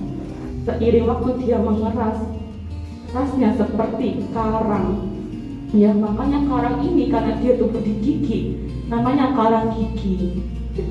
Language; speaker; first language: Indonesian; non-native, local second language; Javanese